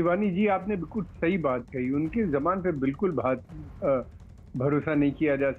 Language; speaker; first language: Hindi; native; Hindi